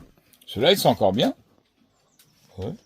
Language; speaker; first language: French; native; French